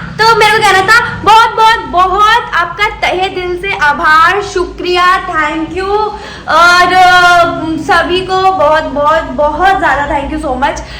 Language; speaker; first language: Hindi; non-native, local second language; Maithili